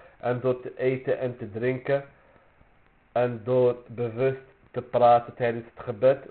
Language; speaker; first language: Dutch; early bilingual, other home language; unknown